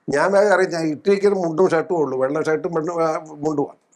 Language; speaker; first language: Malayalam; native; Malayalam